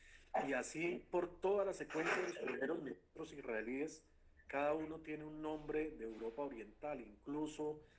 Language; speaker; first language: Spanish; native; Spanish